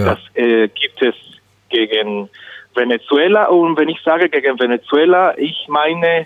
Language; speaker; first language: German; non-native, learner; Spanish